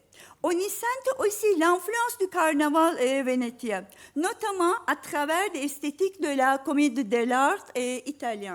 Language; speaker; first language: French; non-native, fluent; Turkish